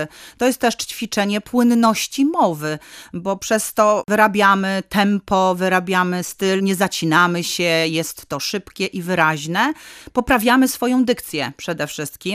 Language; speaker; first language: Polish; native; Polish